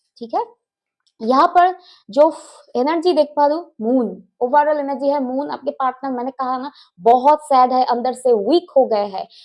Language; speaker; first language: Hindi; non-native, local second language; Bangla